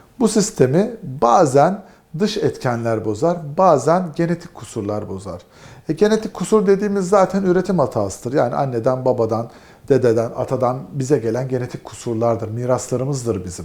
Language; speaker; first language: Turkish; native; Turkish